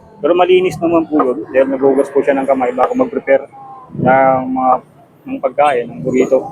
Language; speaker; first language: Filipino; native; Filipino